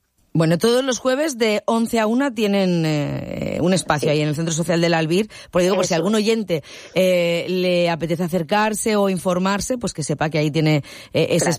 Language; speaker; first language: Spanish; native; Spanish